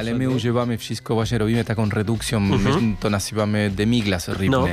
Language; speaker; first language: Polish; non-native, learner; Spanish